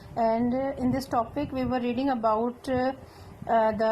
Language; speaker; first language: English; non-native, local second language; Urdu